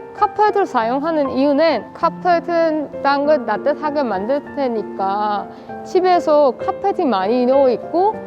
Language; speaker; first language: Korean; non-native, fluent; Persian